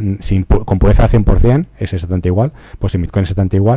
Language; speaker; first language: Spanish; native; Spanish